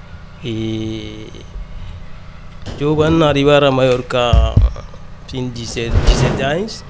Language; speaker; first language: Catalan; non-native, learner; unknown